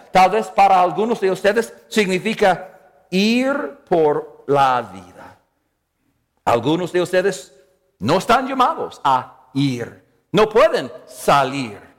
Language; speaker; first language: Spanish; non-native, fluent; English